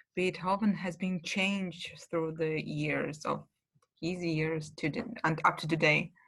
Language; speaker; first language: English; non-native, fluent; Georgian